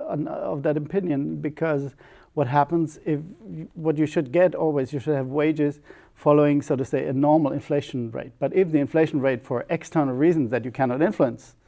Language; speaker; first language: English; non-native, fluent; German